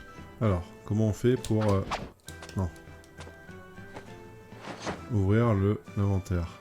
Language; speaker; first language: French; native; French